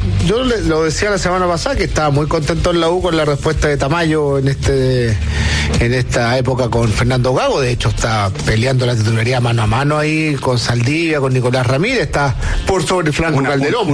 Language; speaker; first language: Spanish; native; Spanish